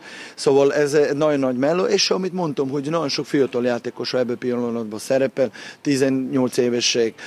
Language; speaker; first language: Hungarian; non-native, fluent; Serbian